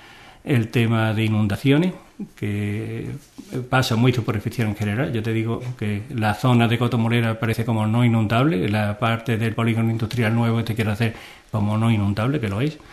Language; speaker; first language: Spanish; native; Spanish